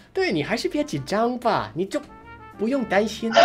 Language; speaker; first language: Chinese; non-native, fluent; English